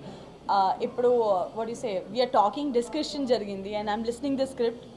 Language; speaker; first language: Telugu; non-native, learner; Gujarati